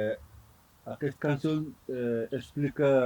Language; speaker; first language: Catalan; non-native, learner; Fula